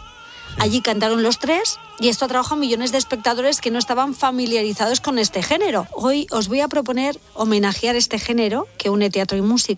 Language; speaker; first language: Spanish; native; Spanish